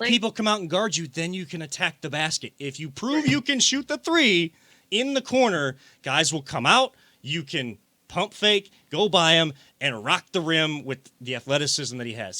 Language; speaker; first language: English; native; English